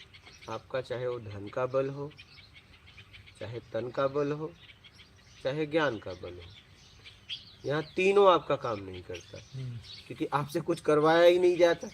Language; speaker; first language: Hindi; native; Hindi